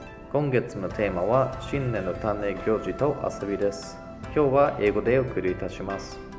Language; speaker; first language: Japanese; non-native, fluent; English